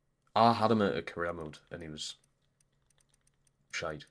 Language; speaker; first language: English; native; English